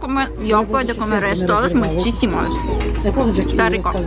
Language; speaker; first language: Spanish; non-native, fluent; Ukrainian